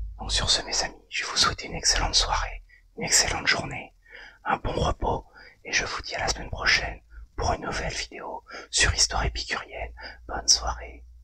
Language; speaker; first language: French; native; French